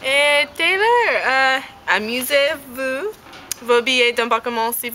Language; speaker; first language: French; non-native, learner; English